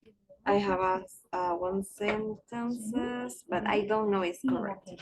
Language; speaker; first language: English; non-native, learner; Spanish